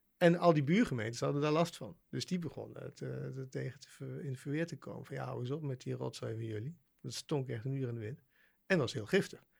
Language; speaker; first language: Dutch; native; Dutch